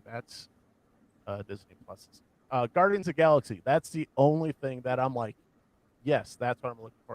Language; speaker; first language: English; native; English